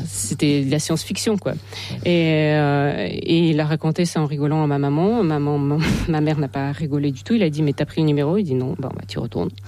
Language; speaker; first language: French; non-native, fluent; Russian